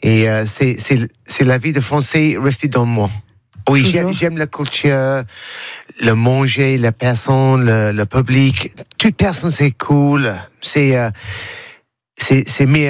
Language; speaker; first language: French; non-native, learner; English